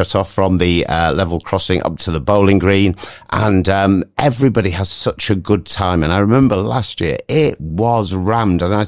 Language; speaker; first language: English; native; English